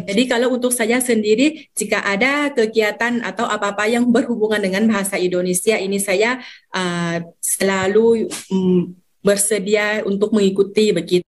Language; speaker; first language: Indonesian; non-native, fluent; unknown